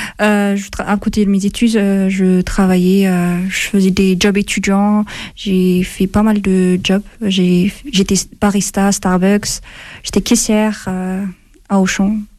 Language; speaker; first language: French; non-native, fluent; Amharic